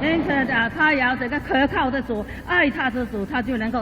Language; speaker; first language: Chinese; native; Chinese